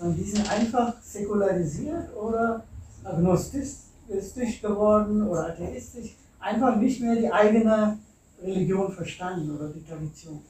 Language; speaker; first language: German; non-native, fluent; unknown